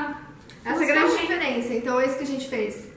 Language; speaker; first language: Portuguese; native; Portuguese